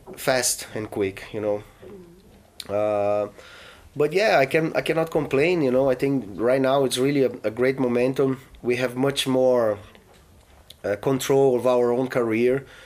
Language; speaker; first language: English; non-native, fluent; Portuguese